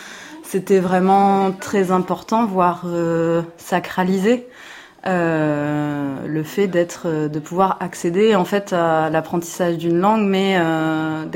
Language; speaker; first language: French; native; French